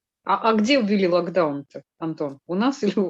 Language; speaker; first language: Russian; native; Russian